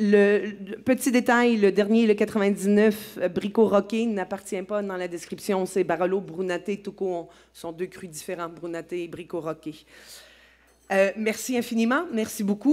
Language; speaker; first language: French; native; French